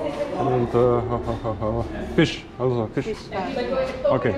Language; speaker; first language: English; non-native, learner; Lithuanian